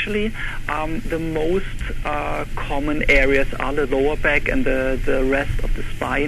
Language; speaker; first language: English; non-native, fluent; German